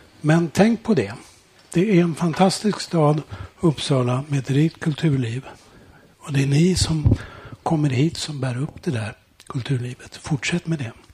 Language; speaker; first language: Swedish; early bilingual, heritage; Swedish